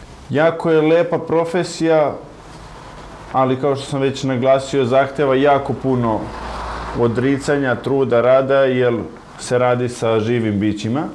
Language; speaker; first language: Serbian; native; Serbian